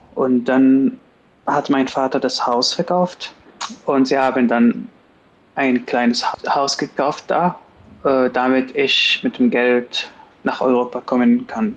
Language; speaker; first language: German; non-native, fluent; Arabic